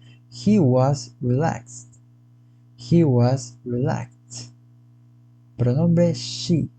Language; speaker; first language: English; non-native, fluent; Spanish